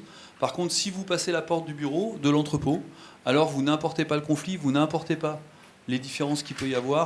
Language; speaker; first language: French; native; French